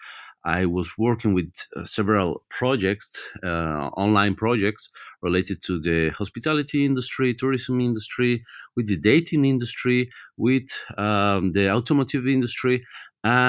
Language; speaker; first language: English; non-native, fluent; Spanish